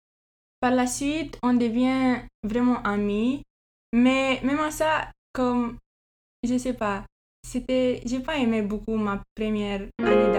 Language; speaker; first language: French; non-native, fluent; Romanian